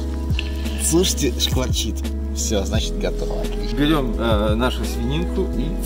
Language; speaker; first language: Russian; native; Russian